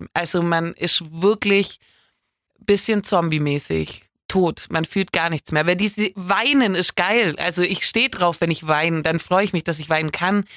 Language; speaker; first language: German; native; German